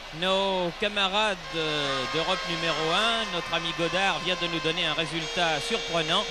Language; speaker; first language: French; native; French